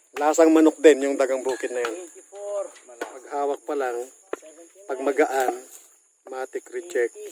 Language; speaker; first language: Filipino; native; Filipino